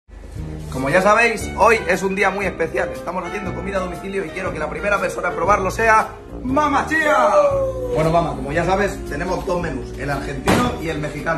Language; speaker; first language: Spanish; native; Spanish